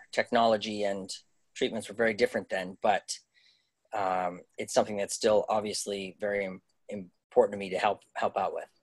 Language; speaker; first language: English; native; English